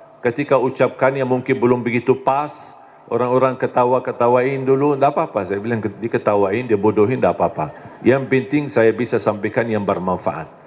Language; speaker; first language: Indonesian; non-native, fluent; Arabic